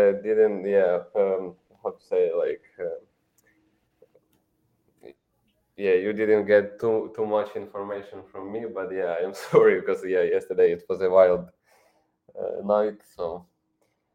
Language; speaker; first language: English; non-native, fluent; Ukrainian